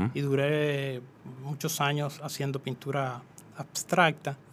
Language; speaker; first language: Spanish; native; Spanish